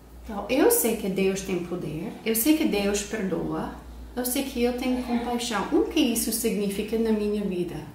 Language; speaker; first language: Portuguese; non-native, fluent; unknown